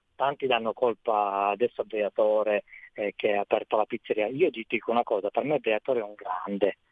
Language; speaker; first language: Italian; native; Italian